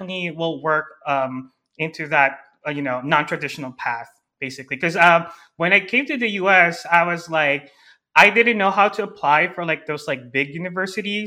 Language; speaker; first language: English; non-native, local second language; Filipino